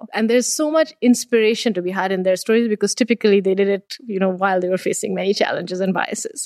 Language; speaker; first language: English; non-native, local second language; Bangla